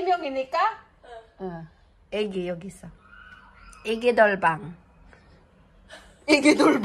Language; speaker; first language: Korean; non-native, learner; Filipino